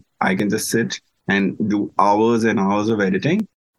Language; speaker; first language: English; non-native, local second language; Malayalam